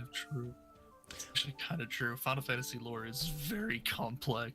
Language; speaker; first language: English; native; English